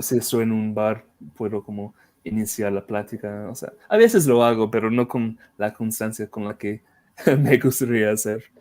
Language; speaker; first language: Spanish; non-native, fluent; English